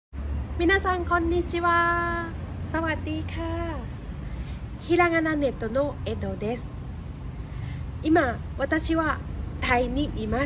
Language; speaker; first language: Japanese; non-native, fluent; Thai